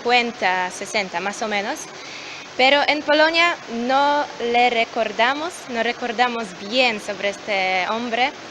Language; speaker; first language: Spanish; non-native, learner; Polish